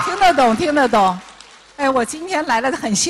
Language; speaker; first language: Chinese; native; Chinese